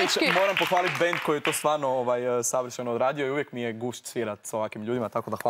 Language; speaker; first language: Croatian; native; Croatian